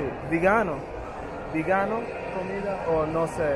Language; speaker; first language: Spanish; non-native, learner; English